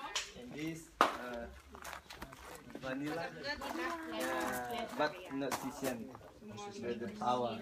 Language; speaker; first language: English; non-native, learner; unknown